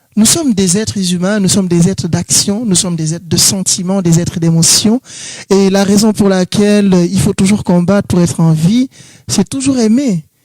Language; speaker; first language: French; non-native, local second language; Wolof